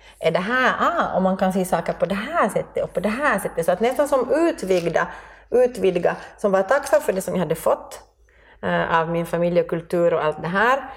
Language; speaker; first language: Swedish; native; Swedish